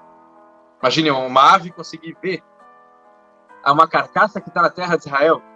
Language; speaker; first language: Portuguese; native; Portuguese